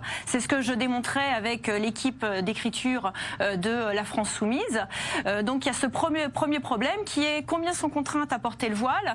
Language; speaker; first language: French; native; French